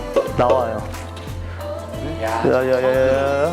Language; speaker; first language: Korean; non-native, fluent; English